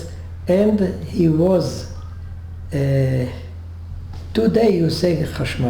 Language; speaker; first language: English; non-native, learner; French